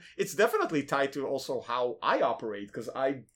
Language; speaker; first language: English; non-native, fluent; Hebrew